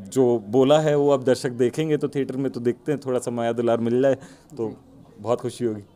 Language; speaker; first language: Hindi; non-native, local second language; Odia